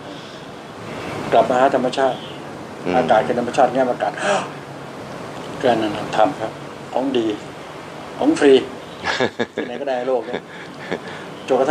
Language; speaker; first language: Thai; native; Thai